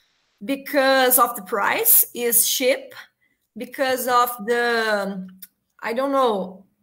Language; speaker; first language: English; non-native, learner; Portuguese